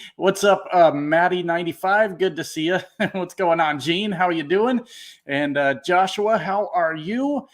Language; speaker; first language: English; native; English